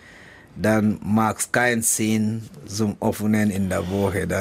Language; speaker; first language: German; non-native, learner; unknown